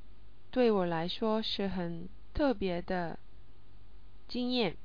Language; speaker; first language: Chinese; non-native, learner; English